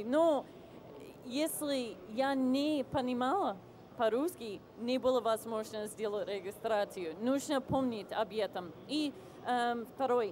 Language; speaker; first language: Russian; non-native, fluent; English